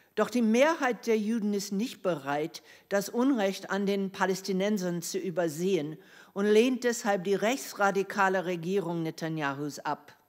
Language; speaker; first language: German; non-native, fluent; English